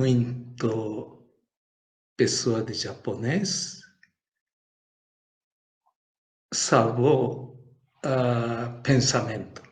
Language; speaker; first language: Portuguese; non-native, learner; Japanese